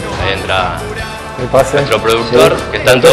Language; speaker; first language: Spanish; native; Spanish